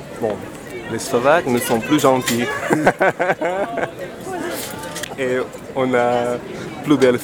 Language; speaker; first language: French; non-native, fluent; Slovak